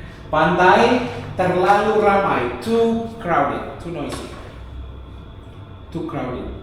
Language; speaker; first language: English; non-native, local second language; Indonesian